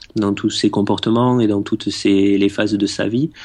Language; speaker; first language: French; native; French